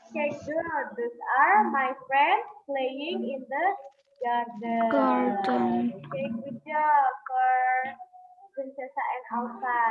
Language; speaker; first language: English; non-native, fluent; Indonesian